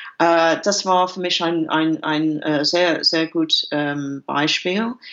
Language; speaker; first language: German; non-native, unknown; English